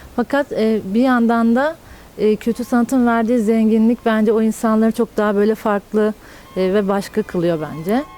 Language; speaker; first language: Turkish; native; Turkish